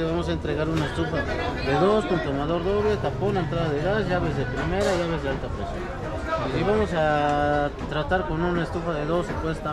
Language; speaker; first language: Spanish; native; Spanish